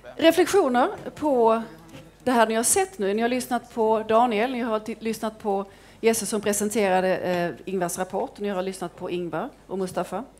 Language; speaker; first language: Swedish; native; Swedish